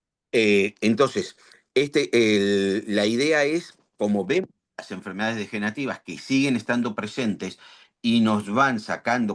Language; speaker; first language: Spanish; native; Spanish